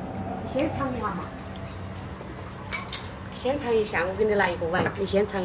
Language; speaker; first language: Chinese; native; Chinese